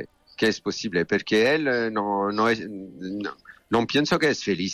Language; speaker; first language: Spanish; non-native, learner; French